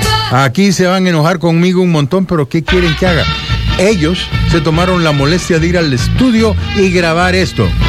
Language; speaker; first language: Spanish; native; Spanish